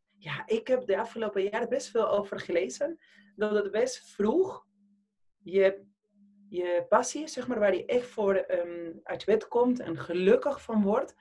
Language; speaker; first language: Dutch; non-native, fluent; Spanish